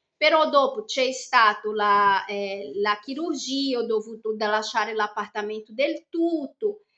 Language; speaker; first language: Italian; non-native, fluent; Portuguese